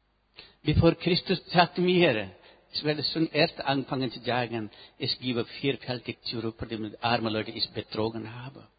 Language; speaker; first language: German; non-native, learner; Nepali